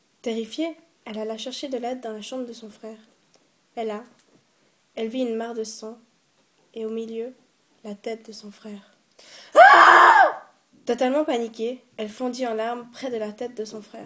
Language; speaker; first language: French; native; French